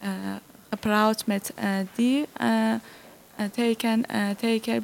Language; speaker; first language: Dutch; non-native, learner; Persian